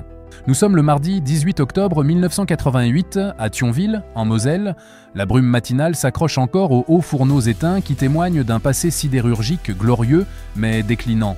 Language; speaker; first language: French; native; French